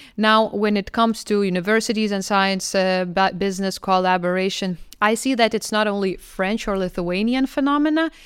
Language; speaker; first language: English; non-native, fluent; Lithuanian